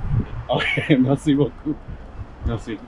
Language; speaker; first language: French; non-native, learner; English